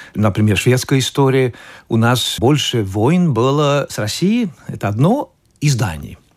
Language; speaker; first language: Russian; non-native, fluent; Swedish